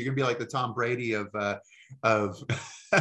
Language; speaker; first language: English; native; English